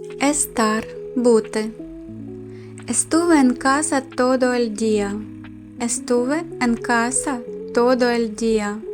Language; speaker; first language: Spanish; non-native, fluent; Ukrainian